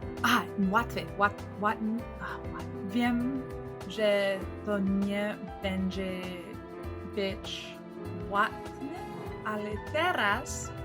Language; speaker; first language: Polish; early bilingual, heritage; Polish